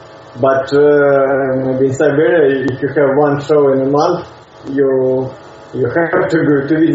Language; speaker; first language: English; non-native, learner; Russian